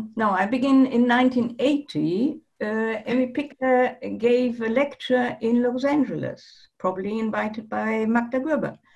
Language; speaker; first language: English; non-native, fluent; German